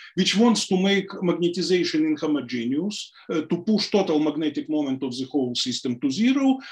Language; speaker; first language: English; non-native, fluent; Russian